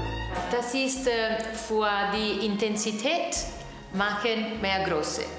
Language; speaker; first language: German; non-native, learner; Italian